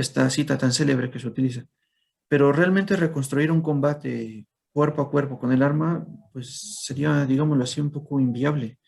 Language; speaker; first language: Spanish; native; Spanish